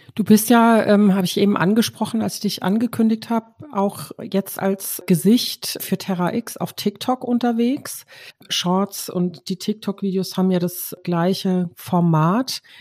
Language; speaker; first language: German; native; German